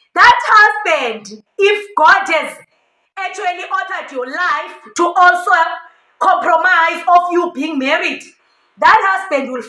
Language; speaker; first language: English; non-native, local second language; Xhosa